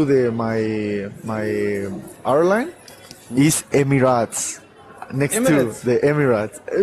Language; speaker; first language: English; non-native, learner; Spanish